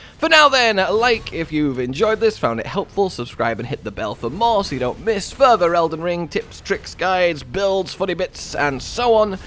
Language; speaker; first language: English; native; English